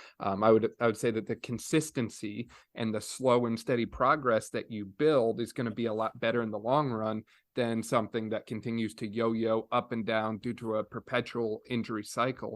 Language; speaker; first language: English; native; English